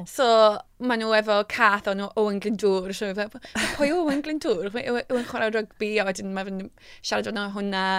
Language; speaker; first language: Welsh; non-native, local second language; English